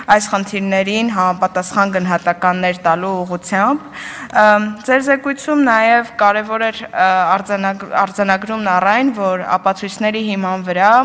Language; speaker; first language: Armenian; native; Armenian